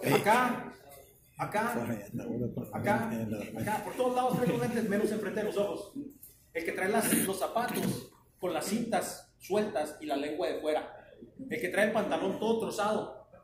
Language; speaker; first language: Spanish; native; Spanish